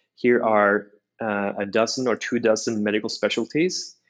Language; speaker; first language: English; non-native, fluent; Norwegian